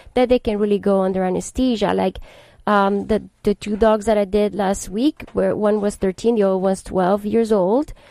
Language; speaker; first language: English; non-native, fluent; Spanish